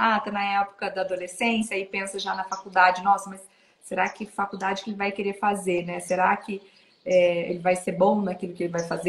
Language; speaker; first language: Portuguese; native; Portuguese